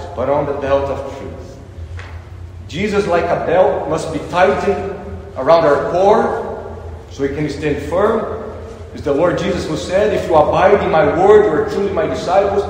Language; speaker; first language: English; non-native, fluent; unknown